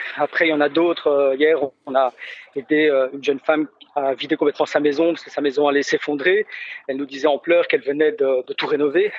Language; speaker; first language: French; native; French